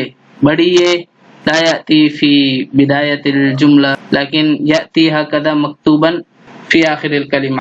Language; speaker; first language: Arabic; non-native, fluent; Urdu